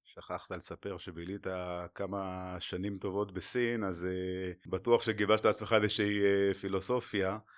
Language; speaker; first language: Hebrew; native; Hebrew